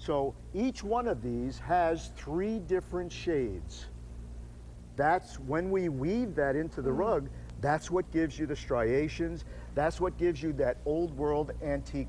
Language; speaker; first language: English; native; English